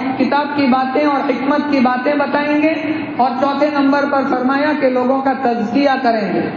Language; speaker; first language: Urdu; non-native, local second language; Gujarati